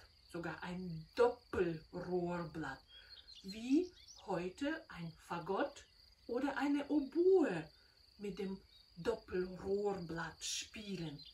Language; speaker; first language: German; non-native, fluent; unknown